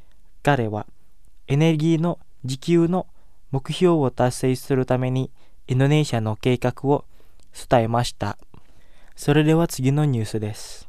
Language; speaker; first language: Japanese; non-native, fluent; Indonesian